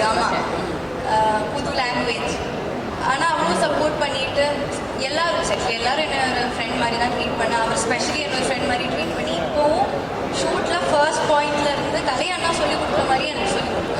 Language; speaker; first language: Tamil; non-native, learner; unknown